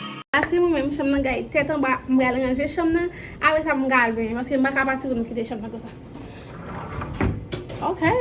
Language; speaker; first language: French; non-native, learner; Haitian Creole